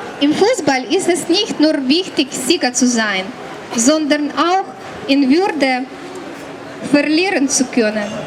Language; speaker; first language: German; non-native, learner; Ukrainian